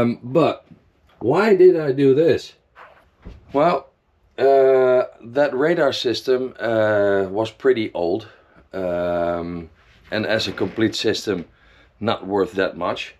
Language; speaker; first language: English; non-native, fluent; Dutch